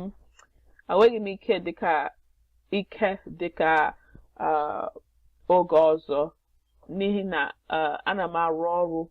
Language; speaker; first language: Igbo; non-native, learner; English